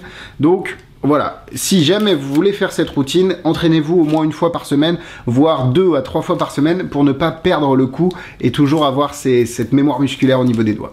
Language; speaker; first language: French; native; French